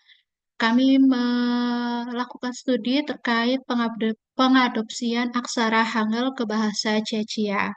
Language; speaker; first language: Indonesian; native; Indonesian